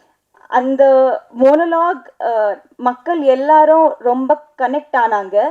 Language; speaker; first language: Tamil; non-native, learner; Telugu